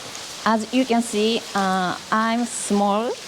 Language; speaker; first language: English; non-native, learner; Japanese